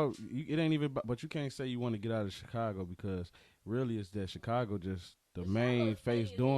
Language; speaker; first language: English; native; English